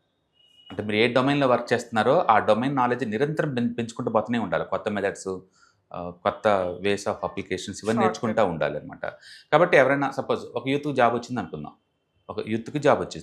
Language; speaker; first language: Telugu; native; Telugu